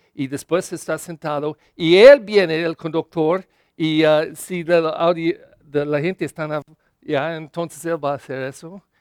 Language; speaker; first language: Spanish; non-native, learner; English